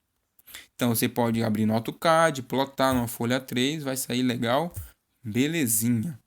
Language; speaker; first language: Portuguese; native; Portuguese